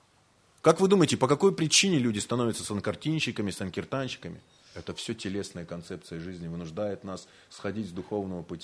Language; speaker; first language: Russian; native; Russian